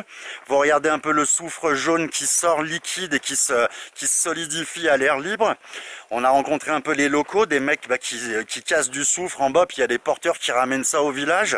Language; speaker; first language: French; native; French